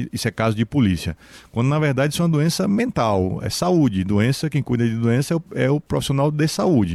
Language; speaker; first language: Portuguese; native; Portuguese